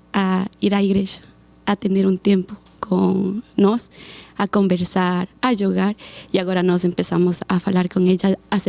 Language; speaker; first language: Portuguese; non-native, learner; Spanish